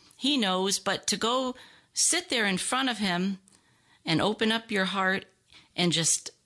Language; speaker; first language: English; native; English